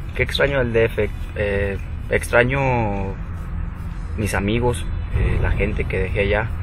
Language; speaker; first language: Spanish; native; Spanish